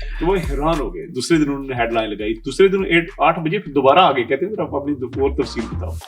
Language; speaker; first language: Urdu; non-native, local second language; Pahari-Potwari